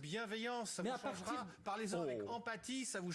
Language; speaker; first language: French; native; French